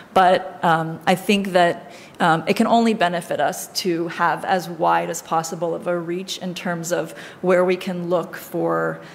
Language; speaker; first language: English; native; English